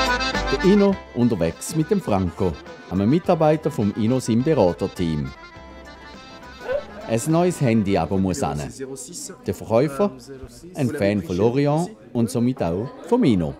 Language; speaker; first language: German; native; German